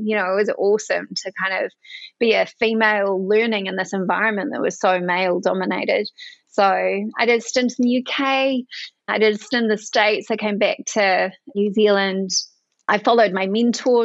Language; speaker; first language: English; native; English